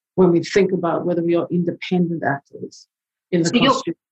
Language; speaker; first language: English; native; English